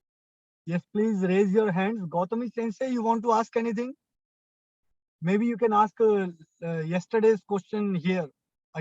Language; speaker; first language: English; non-native, local second language; Hindi